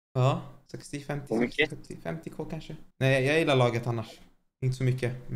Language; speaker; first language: Swedish; native; Swedish